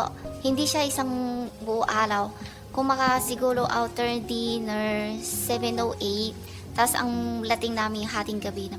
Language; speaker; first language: Filipino; non-native, learner; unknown